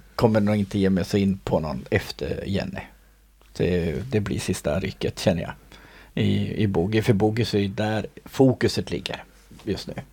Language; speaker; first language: Swedish; native; Swedish